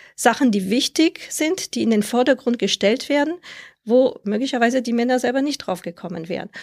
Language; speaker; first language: German; non-native, fluent; French